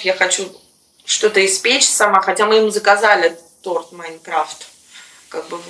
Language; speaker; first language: Russian; native; Russian